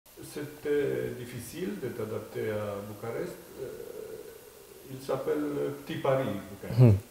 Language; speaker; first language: French; non-native, fluent; Romanian